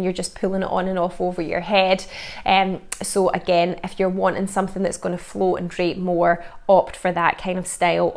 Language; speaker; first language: English; native; English